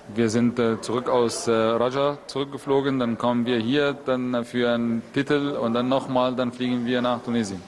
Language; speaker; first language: German; non-native, learner; Arabic